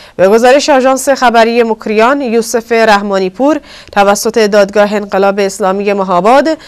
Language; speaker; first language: Persian; non-native, local second language; Kurdish